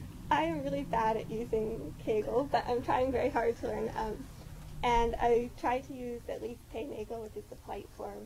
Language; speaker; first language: English; native; English